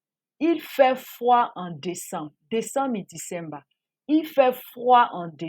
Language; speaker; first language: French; non-native, fluent; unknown